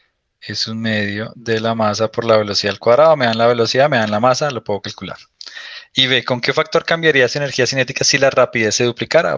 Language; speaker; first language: Spanish; native; Spanish